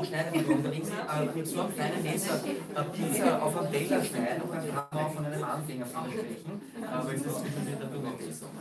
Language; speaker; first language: German; native; German